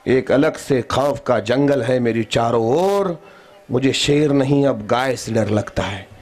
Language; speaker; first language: Hindi; non-native, local second language; Marathi